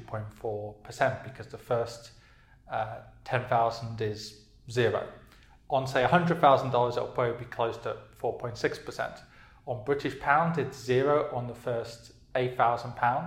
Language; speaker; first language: English; native; English